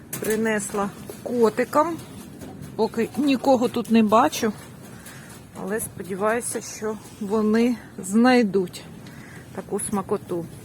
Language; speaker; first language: Ukrainian; non-native, local second language; Russian